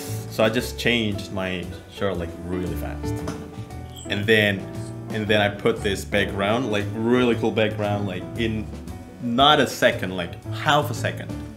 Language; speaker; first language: English; non-native, fluent; Indonesian